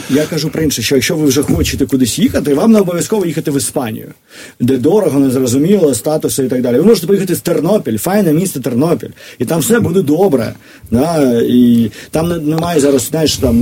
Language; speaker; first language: Ukrainian; native; Ukrainian